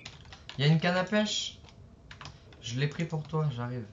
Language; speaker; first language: French; native; French